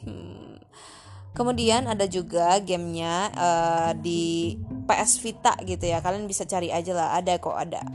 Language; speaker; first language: Indonesian; native; Indonesian